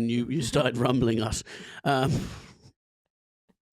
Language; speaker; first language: English; native; English